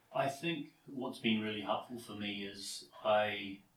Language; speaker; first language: English; native; English